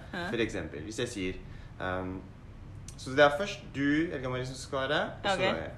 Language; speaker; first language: Norwegian; non-native, fluent; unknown